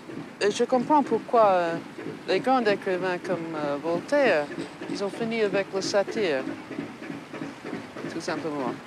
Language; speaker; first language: French; non-native, fluent; English